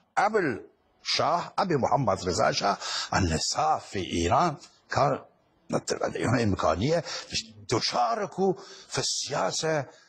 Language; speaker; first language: Arabic; non-native, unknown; Persian